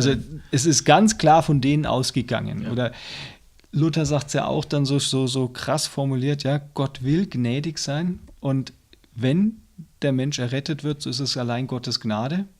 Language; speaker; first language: German; native; German